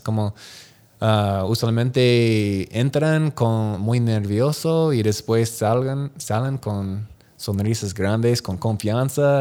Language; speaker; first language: Spanish; non-native, learner; English